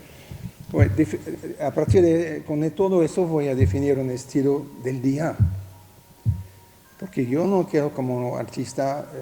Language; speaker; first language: Spanish; non-native, fluent; French